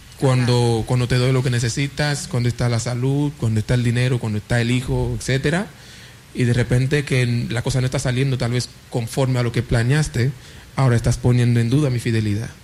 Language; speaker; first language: Spanish; non-native, fluent; Haitian Creole